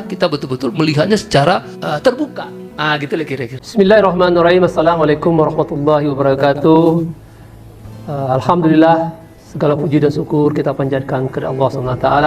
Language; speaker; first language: Indonesian; native; Indonesian